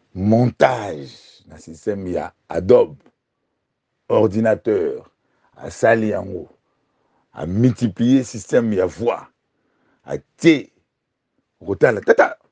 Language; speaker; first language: Lingala; native; Lingala